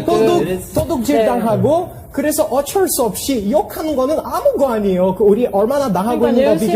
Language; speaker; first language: Korean; non-native, fluent; Portuguese